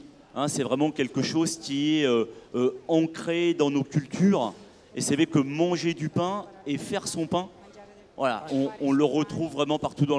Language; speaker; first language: French; native; French